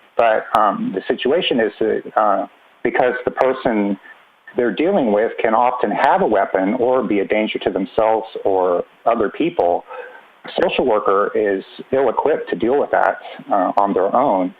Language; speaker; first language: English; native; English